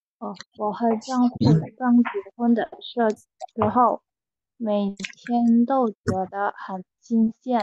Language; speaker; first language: Chinese; non-native, learner; Indonesian